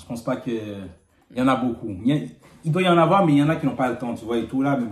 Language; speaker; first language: French; native; French